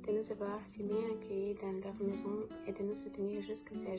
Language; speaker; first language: French; non-native, learner; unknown